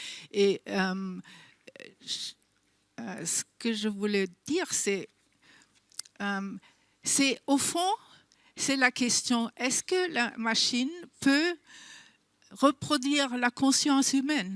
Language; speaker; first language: French; non-native, fluent; German